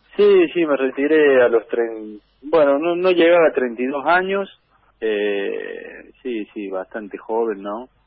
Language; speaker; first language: Spanish; native; Spanish